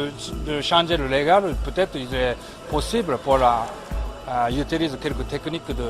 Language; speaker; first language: French; non-native, learner; Japanese